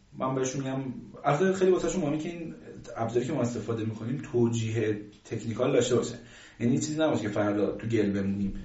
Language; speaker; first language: Persian; native; Persian